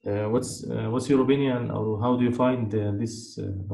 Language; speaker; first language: English; non-native, learner; Arabic